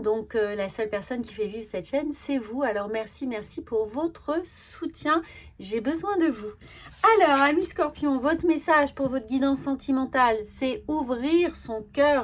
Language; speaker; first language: French; native; French